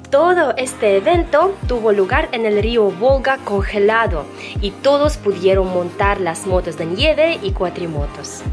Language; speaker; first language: Spanish; non-native, fluent; Russian